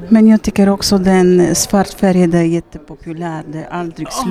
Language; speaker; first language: Swedish; non-native, learner; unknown